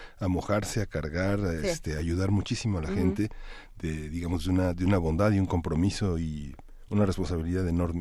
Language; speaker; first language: Spanish; native; Spanish